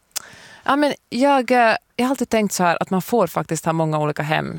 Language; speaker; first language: Swedish; native; Swedish